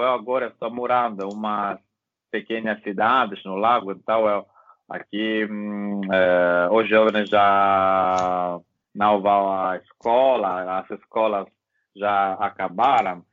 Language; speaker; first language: Portuguese; non-native, learner; Italian